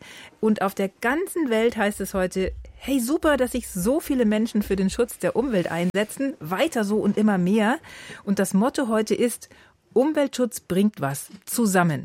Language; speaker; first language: German; native; German